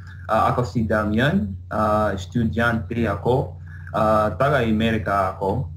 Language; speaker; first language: Filipino; non-native, learner; English